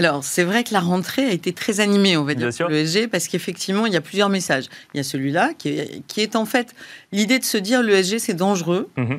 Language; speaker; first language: French; native; French